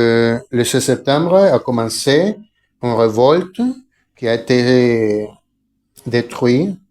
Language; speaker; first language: French; non-native, fluent; Spanish